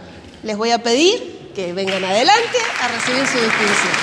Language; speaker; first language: Spanish; native; Spanish